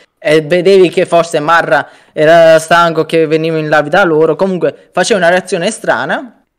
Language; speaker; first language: Italian; native; Italian